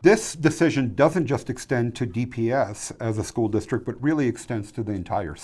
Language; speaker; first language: English; native; English